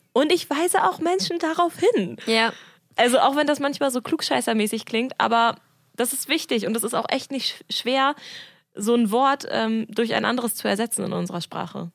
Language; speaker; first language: German; native; German